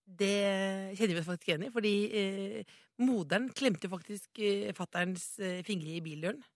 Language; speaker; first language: Norwegian; native; Norwegian